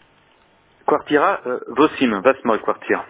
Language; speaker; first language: Russian; non-native, learner; French